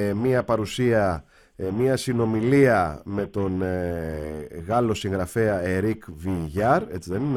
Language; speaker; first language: Greek; native; Greek